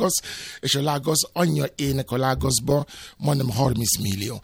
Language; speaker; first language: Hungarian; non-native, fluent; Yoruba